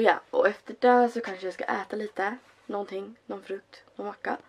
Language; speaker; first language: Swedish; early bilingual, other home language; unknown